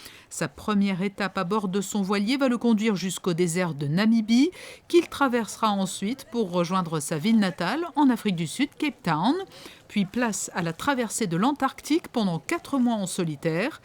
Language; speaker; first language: French; native; French